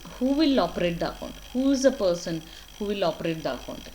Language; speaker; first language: English; non-native, local second language; Kannada